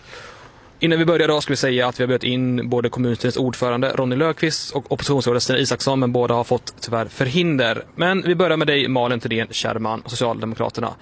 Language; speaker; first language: Swedish; native; Swedish